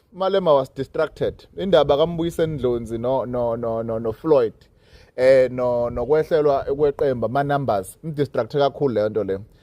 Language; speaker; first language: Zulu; native; Zulu